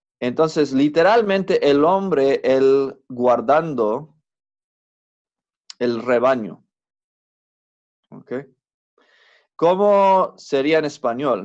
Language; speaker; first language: Spanish; non-native, fluent; English